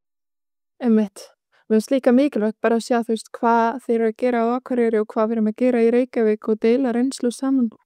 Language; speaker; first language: Icelandic; non-native, fluent; Arabic